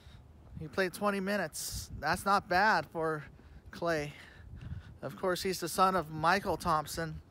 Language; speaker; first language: English; native; English